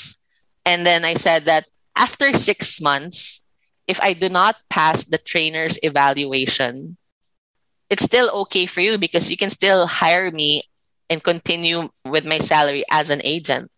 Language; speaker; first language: English; non-native, local second language; Filipino